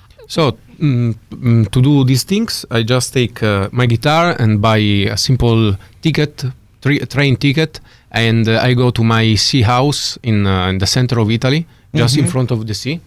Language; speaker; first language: English; non-native, learner; Italian